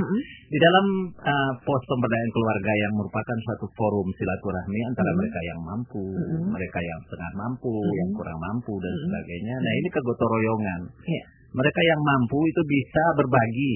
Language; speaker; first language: Indonesian; non-native, local second language; Javanese